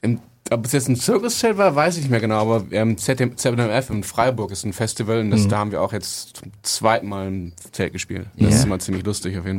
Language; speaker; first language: German; native; German